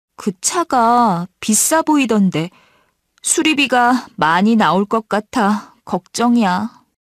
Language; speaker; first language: Korean; native; Korean